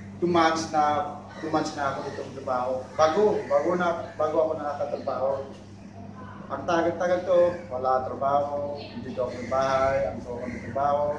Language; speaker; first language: Filipino; non-native, local second language; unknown